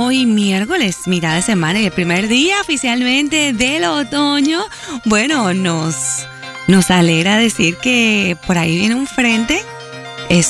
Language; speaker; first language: Spanish; early bilingual, heritage; Spanish